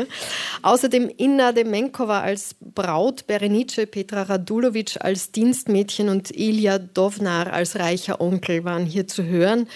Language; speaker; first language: German; native; German